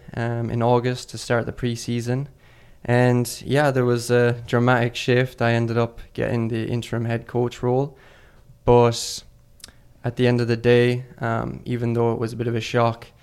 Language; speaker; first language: English; native; English